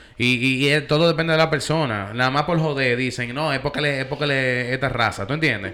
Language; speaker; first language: Spanish; early bilingual, heritage; Spanish